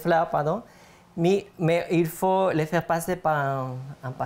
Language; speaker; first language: French; non-native, fluent; Spanish